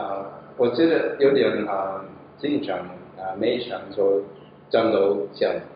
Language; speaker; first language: Chinese; non-native, learner; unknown